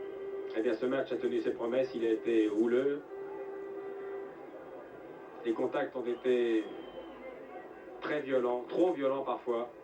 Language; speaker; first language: French; native; French